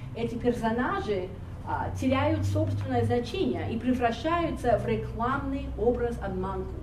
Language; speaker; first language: Russian; non-native, fluent; English